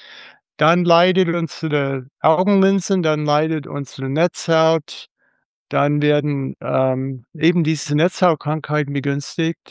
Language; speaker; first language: German; non-native, fluent; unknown